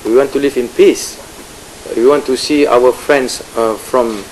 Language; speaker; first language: English; non-native, local second language; Malay